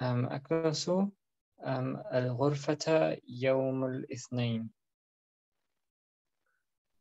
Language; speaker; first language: Arabic; non-native, learner; German